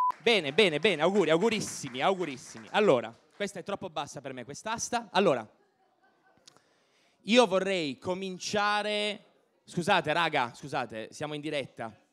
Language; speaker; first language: Italian; native; Italian